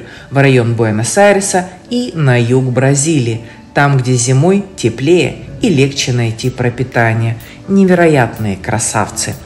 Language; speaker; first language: Russian; native; Russian